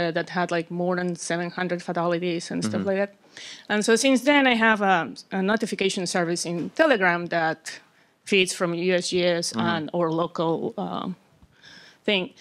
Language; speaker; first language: English; native; English